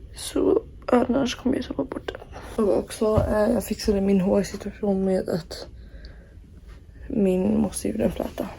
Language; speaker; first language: Swedish; early bilingual, heritage; Swedish